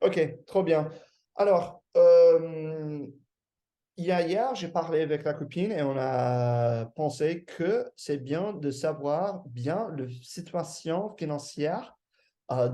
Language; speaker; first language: French; non-native, fluent; English